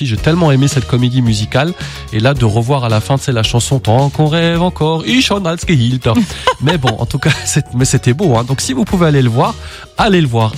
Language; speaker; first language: French; native; French